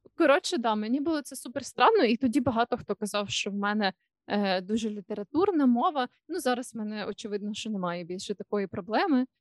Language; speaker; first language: Ukrainian; non-native, local second language; Russian